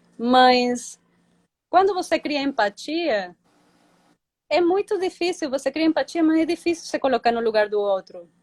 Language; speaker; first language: Portuguese; non-native, fluent; Spanish